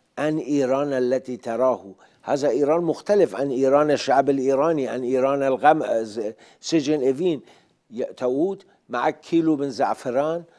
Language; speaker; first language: Arabic; non-native, fluent; Persian